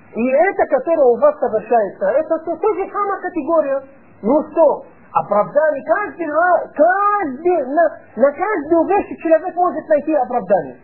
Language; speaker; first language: Russian; non-native, fluent; Arabic